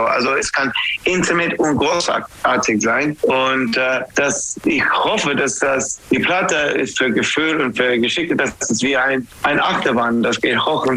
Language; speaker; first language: German; non-native, learner; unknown